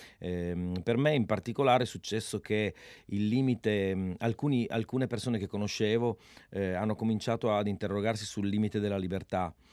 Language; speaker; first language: Italian; native; Italian